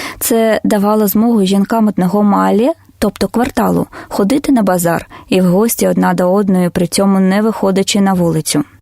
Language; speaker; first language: Ukrainian; non-native, local second language; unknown